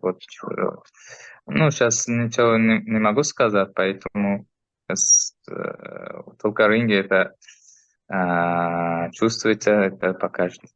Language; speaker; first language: Russian; non-native, fluent; Uzbek